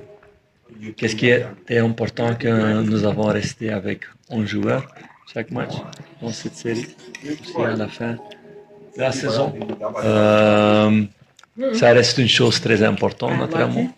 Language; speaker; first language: French; non-native, fluent; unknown